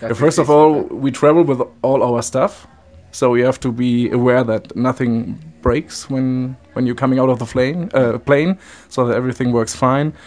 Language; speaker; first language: English; non-native, fluent; German